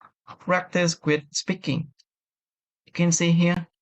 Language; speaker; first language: English; non-native, learner; Vietnamese